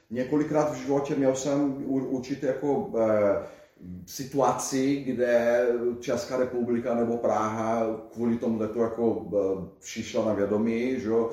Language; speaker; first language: Czech; non-native, fluent; Portuguese